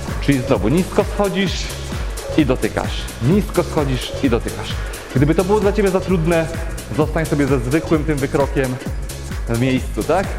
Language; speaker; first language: Polish; native; Polish